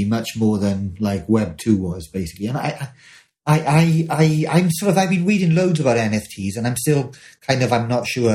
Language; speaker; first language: English; native; English